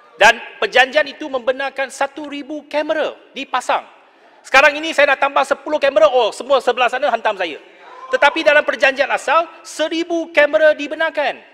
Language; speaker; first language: Malay; native; Malay